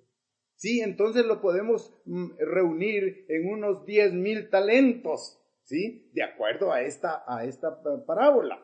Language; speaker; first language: Spanish; native; Spanish